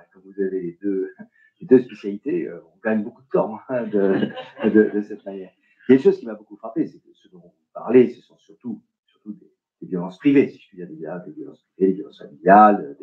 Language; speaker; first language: French; native; French